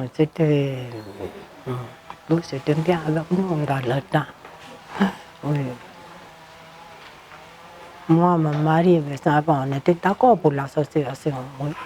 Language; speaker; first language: French; non-native, local second language; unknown